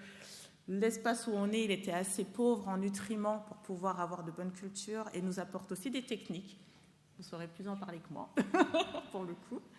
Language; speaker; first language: French; native; French